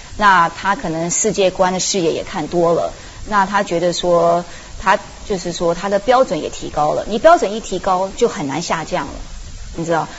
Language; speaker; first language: Chinese; early bilingual, heritage; Chinese